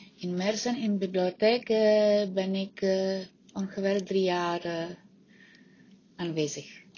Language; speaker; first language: Dutch; non-native, learner; Czech